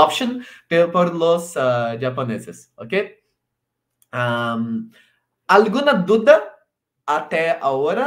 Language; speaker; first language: Spanish; non-native, local second language; Portuguese